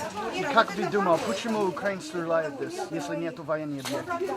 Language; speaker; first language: Russian; non-native, learner; English